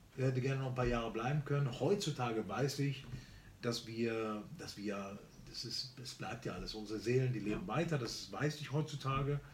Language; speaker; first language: German; early bilingual, other home language; Spanish